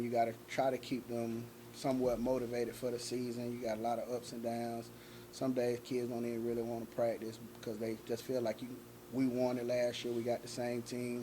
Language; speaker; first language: English; native; English